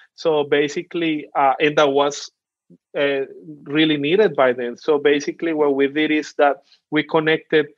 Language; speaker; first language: English; non-native, fluent; Spanish